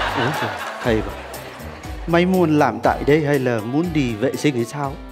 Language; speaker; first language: Vietnamese; non-native, fluent; Turkish